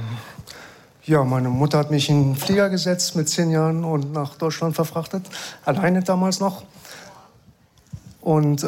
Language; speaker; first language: German; early bilingual, other home language; Persian